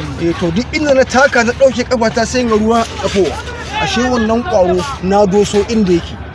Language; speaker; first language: Hausa; non-native, local second language; Fula